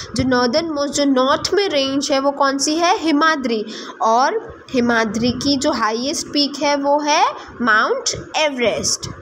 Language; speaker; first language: Hindi; native; Hindi